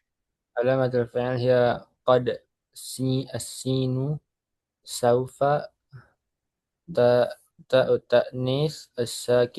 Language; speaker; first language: Arabic; non-native, learner; Indonesian